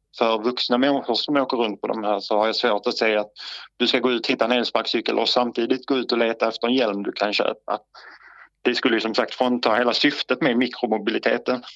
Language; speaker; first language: Swedish; native; Swedish